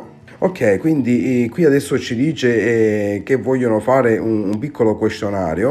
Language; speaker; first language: Italian; native; Italian